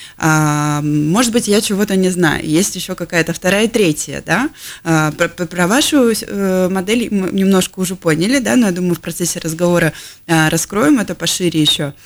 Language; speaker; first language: Russian; native; Russian